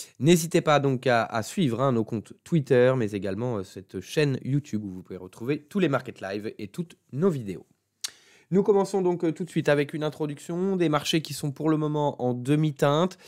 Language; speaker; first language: French; native; French